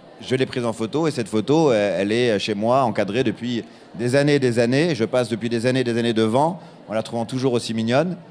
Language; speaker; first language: French; native; French